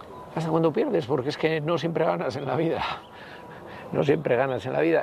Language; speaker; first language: Spanish; native; Spanish